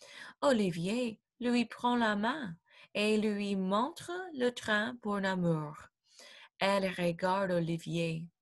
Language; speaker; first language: French; non-native, fluent; English